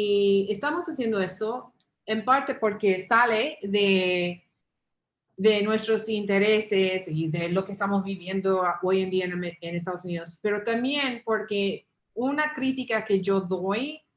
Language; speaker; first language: Spanish; early bilingual, heritage; English